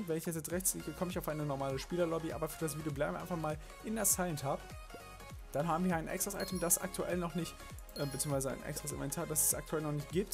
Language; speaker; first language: German; native; German